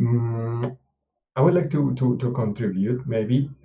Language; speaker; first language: English; non-native, learner; Spanish